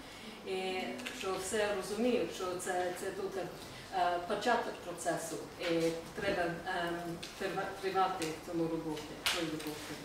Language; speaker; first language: Ukrainian; non-native, fluent; English